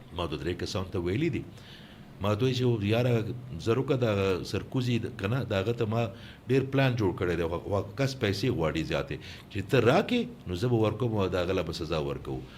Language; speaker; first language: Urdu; non-native, local second language; Pashto